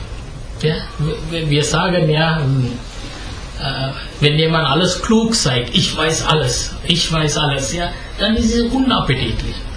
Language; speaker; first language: German; non-native, fluent; Sinhala